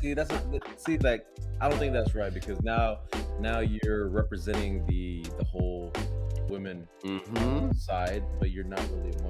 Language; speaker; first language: English; native; English